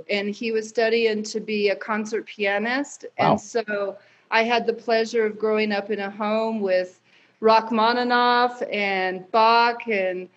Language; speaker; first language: English; native; English